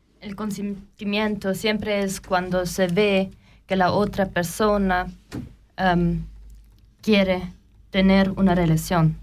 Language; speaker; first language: Spanish; non-native, learner; German